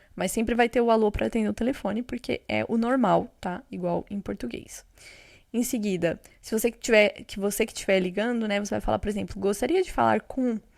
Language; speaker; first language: Portuguese; native; Portuguese